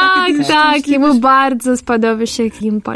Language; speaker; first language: Polish; non-native, learner; Russian